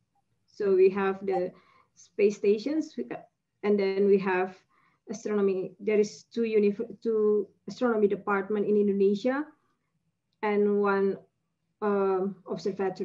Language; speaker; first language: English; non-native, fluent; Indonesian